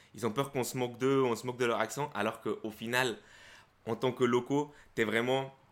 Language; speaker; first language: French; early bilingual, other home language; Spanish